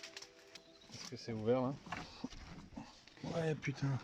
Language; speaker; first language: French; native; French